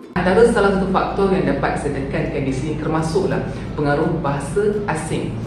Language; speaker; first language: Malay; native; Malay